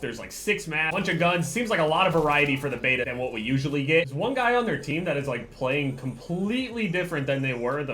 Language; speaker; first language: English; native; English